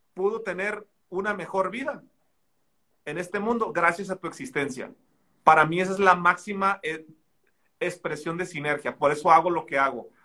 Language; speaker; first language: Spanish; native; Spanish